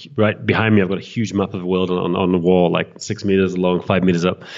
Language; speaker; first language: English; native; English